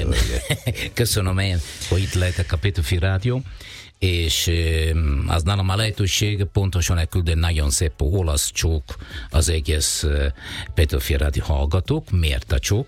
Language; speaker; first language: Hungarian; non-native, learner; Italian